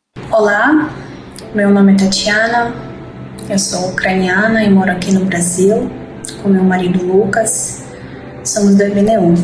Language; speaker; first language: Portuguese; non-native, fluent; Ukrainian